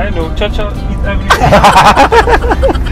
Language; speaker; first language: English; non-native, learner; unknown